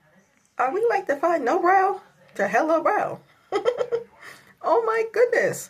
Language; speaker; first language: English; native; English